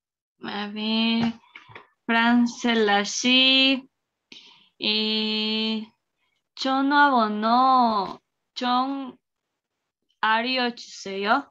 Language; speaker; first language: Korean; non-native, learner; Spanish